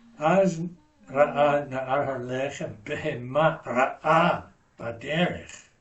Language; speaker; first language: Hebrew; non-native, fluent; English